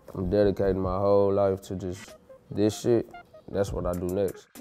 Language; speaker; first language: English; native; English